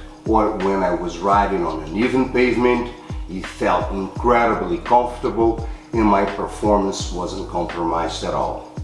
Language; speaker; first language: English; non-native, fluent; Portuguese